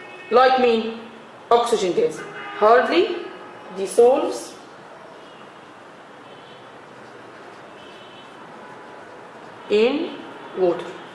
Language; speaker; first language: English; non-native, fluent; Arabic